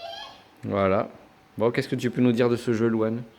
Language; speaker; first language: French; native; French